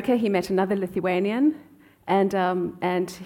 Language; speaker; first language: English; native; English